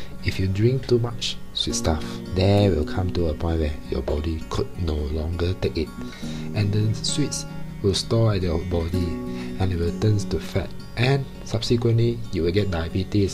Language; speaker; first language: English; non-native, local second language; Chinese